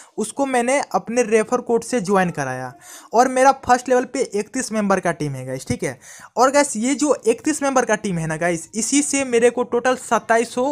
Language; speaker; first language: Hindi; non-native, local second language; Punjabi